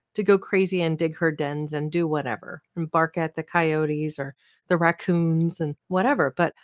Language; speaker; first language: English; native; English